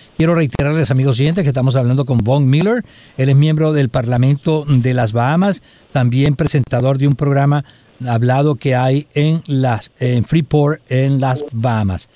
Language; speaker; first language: Spanish; native; Spanish